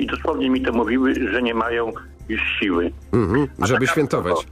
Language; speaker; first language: Polish; native; Polish